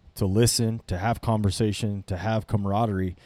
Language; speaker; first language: English; native; English